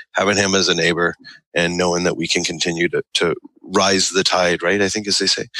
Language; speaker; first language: English; native; English